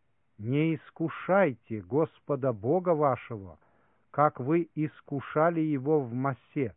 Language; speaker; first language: Russian; native; Russian